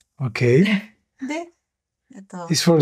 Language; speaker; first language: English; non-native, fluent; Spanish